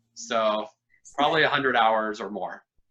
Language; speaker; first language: English; native; English